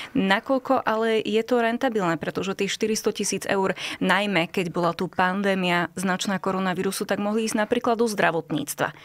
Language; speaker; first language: Slovak; native; Slovak